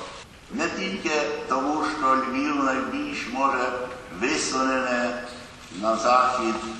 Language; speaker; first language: Ukrainian; early bilingual, heritage; Ukrainian